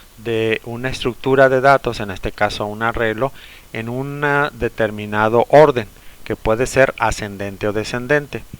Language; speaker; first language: Spanish; native; Spanish